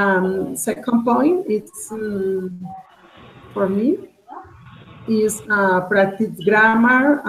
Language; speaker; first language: English; non-native, learner; Spanish